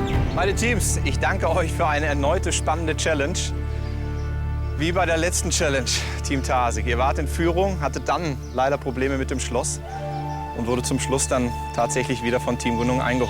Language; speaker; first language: German; native; German